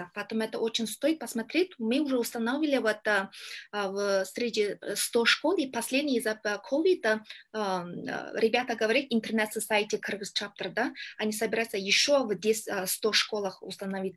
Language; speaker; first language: Russian; non-native, learner; Kyrgyz